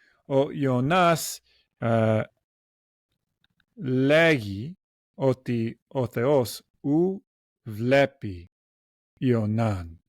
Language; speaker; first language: Greek; non-native, learner; English